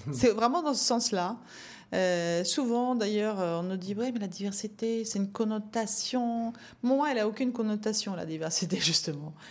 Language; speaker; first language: French; non-native, fluent; Norwegian